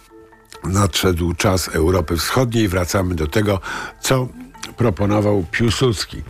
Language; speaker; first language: Polish; native; Polish